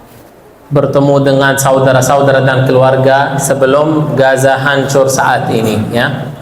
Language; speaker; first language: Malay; non-native, fluent; Arabic